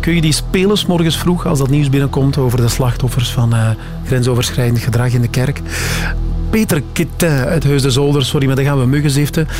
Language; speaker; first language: Dutch; native; Dutch